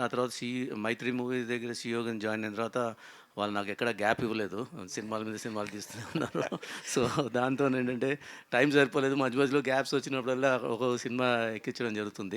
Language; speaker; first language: Telugu; native; Telugu